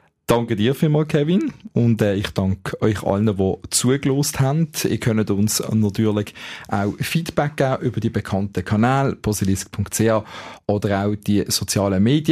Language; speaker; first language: German; native; German